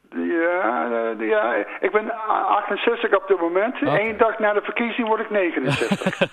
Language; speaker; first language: Dutch; non-native, fluent; English